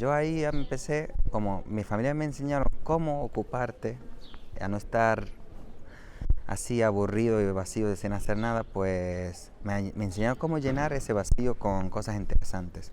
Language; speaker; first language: Spanish; non-native, fluent; Arabic